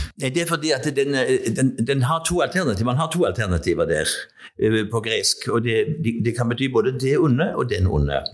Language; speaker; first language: Norwegian; native; Norwegian